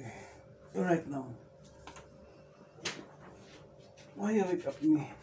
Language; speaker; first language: English; non-native, local second language; Cebuano